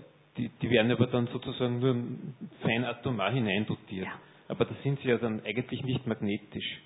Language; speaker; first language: German; native; German